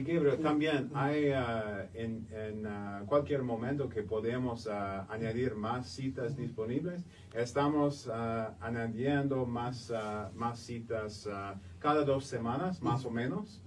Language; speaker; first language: Spanish; non-native, fluent; English